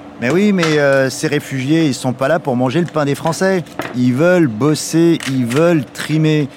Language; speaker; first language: French; native; French